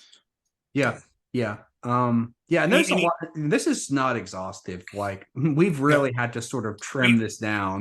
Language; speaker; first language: English; native; English